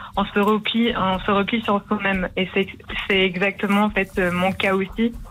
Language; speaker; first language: French; non-native, local second language; Arabic